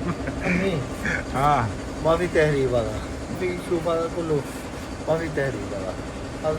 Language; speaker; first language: Arabic; non-native, learner; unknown